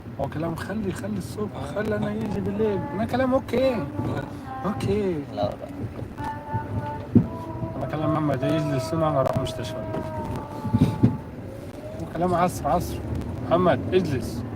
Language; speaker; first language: Arabic; non-native, learner; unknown